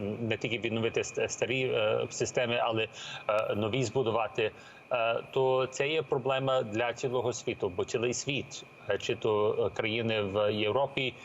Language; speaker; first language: Ukrainian; early bilingual, heritage; Ukrainian